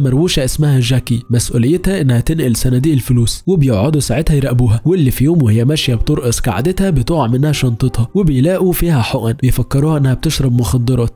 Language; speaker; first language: Arabic; native; Arabic